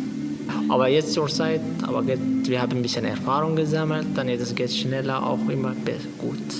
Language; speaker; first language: German; non-native, learner; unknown